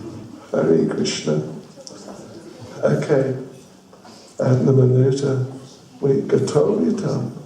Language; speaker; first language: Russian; non-native, learner; English